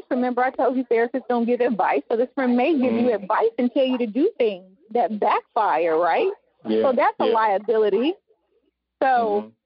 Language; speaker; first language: English; native; English